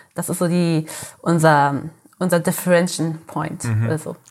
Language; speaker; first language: German; early bilingual, heritage; Portuguese